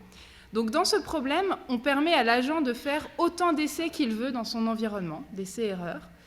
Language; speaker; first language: French; native; French